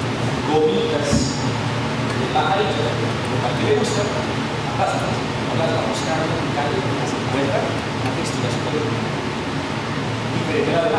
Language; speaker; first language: Spanish; native; Spanish